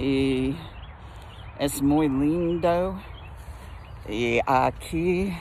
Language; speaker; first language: Spanish; non-native, learner; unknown